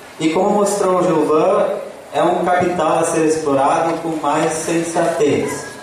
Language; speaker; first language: Portuguese; non-native, local second language; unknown